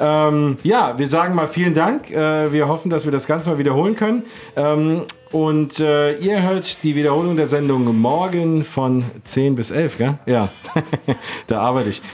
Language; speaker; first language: German; native; German